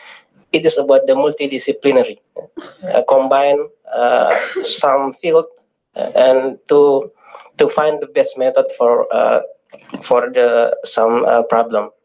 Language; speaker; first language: English; non-native, fluent; Indonesian